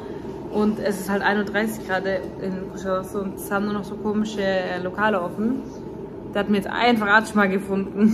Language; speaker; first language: German; native; German